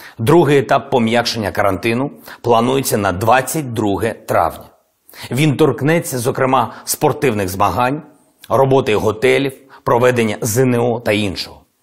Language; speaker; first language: Ukrainian; non-native, local second language; Russian